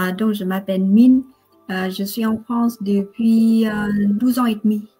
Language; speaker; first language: French; non-native, fluent; Vietnamese